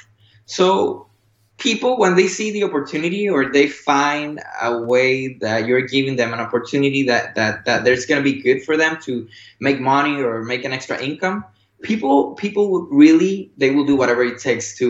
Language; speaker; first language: English; non-native, fluent; Spanish